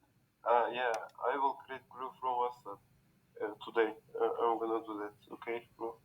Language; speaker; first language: English; non-native, learner; Turkish